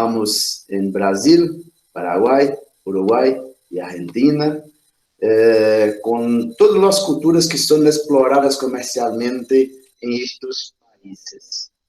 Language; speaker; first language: Spanish; non-native, fluent; Portuguese